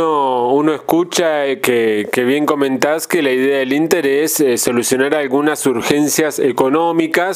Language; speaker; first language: Spanish; native; Spanish